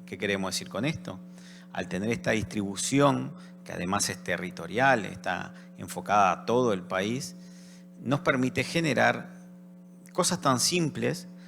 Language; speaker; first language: Spanish; native; Spanish